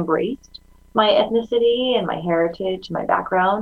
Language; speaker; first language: English; early bilingual, other home language; Chinese